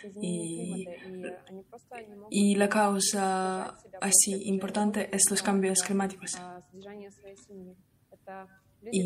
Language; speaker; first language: Spanish; non-native, learner; Russian